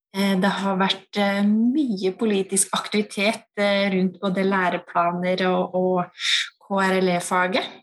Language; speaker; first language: Norwegian; native; Norwegian